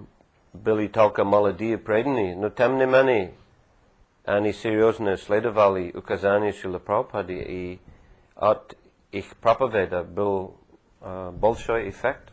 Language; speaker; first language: Russian; non-native, fluent; English